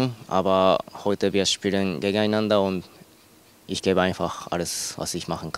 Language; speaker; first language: German; non-native, learner; Japanese